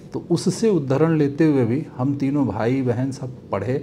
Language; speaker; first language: Hindi; native; Hindi